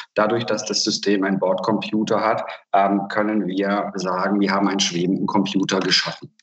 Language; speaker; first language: German; non-native, fluent; Hungarian